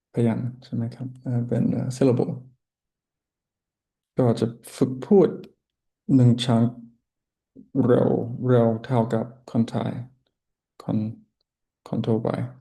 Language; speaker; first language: Thai; non-native, learner; English